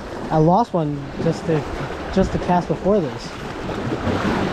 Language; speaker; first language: English; early bilingual, other home language; Korean